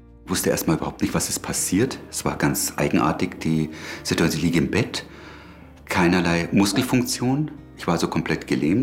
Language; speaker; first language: German; native; German